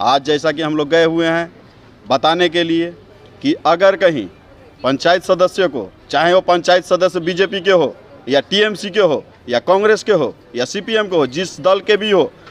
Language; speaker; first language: Hindi; native; Hindi